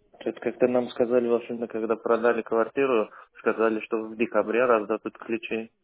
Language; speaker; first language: Russian; non-native, fluent; Azerbaijani